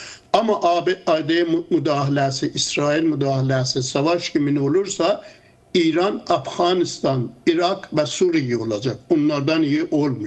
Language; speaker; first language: Turkish; non-native, fluent; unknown